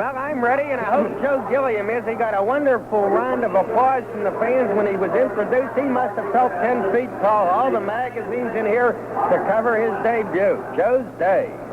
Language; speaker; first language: English; native; English